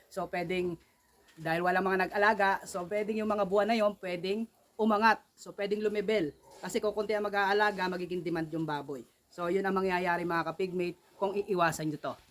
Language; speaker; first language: Filipino; non-native, local second language; Cebuano